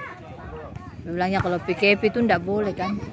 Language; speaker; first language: Malay; native; Malay